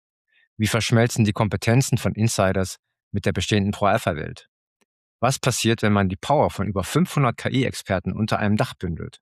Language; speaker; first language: German; native; German